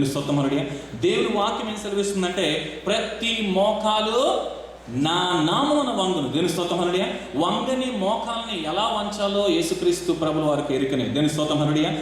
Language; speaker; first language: Telugu; non-native, local second language; Rajasthani